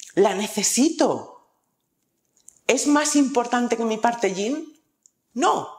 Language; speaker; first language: Spanish; native; Spanish